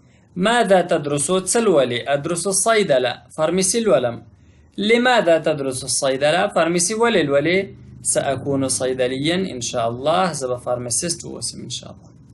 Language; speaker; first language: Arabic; non-native, fluent; Pashto